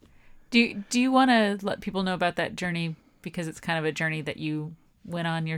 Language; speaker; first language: English; native; English